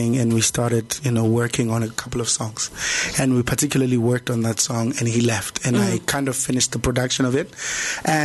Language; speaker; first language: English; non-native, local second language; Zulu